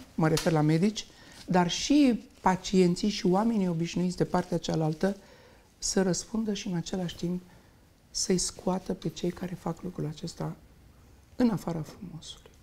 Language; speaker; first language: Romanian; native; Romanian